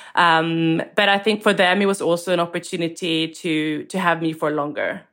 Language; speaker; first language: English; non-native, fluent; Swedish